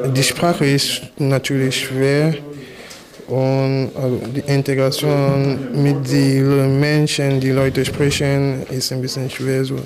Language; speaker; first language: German; non-native, learner; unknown